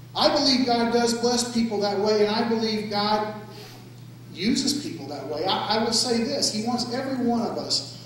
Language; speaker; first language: English; native; English